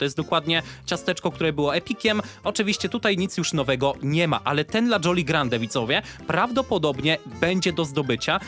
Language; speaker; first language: Polish; native; Polish